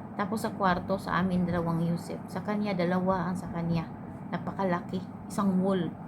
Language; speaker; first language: Filipino; non-native, local second language; Cebuano